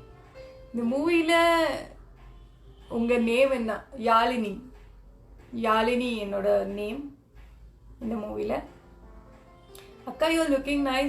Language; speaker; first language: Tamil; non-native, local second language; Kannada